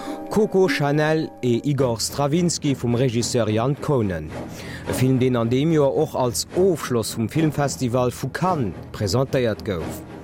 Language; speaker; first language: Luxembourgish; native; Luxembourgish